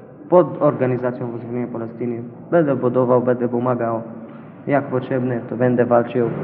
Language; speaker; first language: Polish; non-native, learner; Arabic